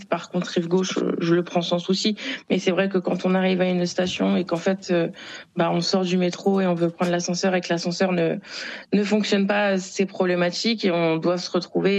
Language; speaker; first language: French; native; French